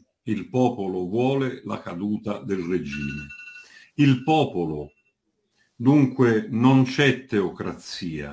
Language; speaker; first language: Italian; native; Italian